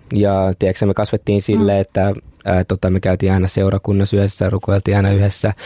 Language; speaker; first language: Finnish; early bilingual, other home language; Kinyarwanda